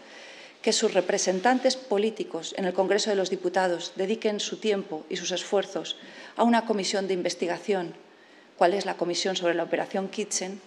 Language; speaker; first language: Spanish; native; Spanish